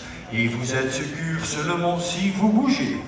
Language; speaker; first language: French; non-native, learner; Dutch